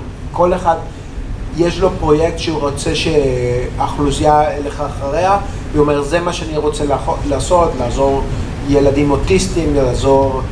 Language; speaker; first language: Hebrew; non-native, learner; English